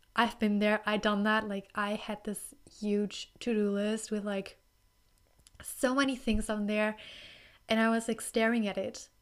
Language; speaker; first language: English; non-native, fluent; German